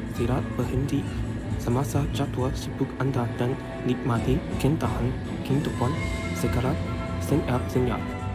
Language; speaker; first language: Malay; non-native, learner; Chinese